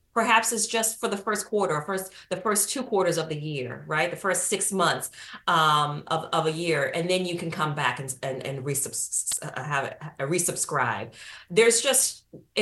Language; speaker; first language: English; native; English